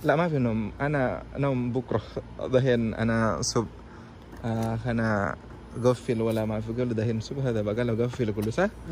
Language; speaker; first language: Arabic; non-native, learner; Indonesian